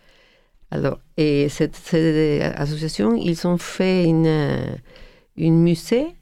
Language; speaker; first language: French; non-native, learner; Spanish